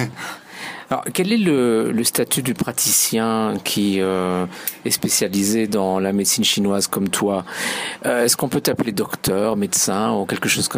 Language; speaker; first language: French; native; French